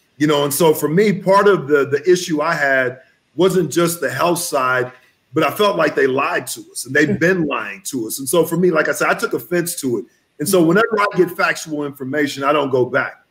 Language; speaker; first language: English; native; English